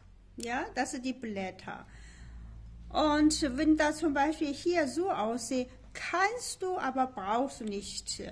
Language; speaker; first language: German; non-native, learner; Chinese